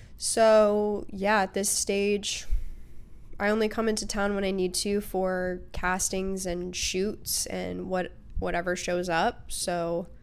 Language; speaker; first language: English; native; English